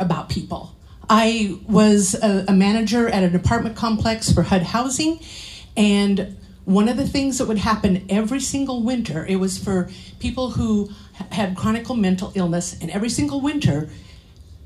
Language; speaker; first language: English; native; English